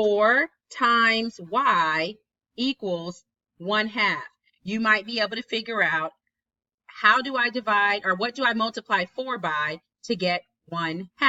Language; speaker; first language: English; native; English